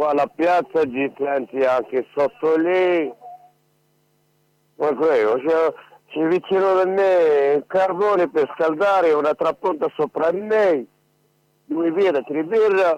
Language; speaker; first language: Italian; non-native, learner; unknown